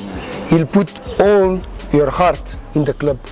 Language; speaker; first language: English; non-native, learner; Portuguese